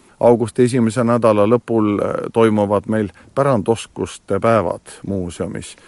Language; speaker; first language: Estonian; native; Estonian